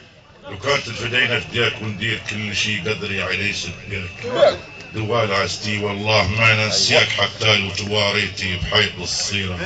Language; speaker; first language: Arabic; native; Arabic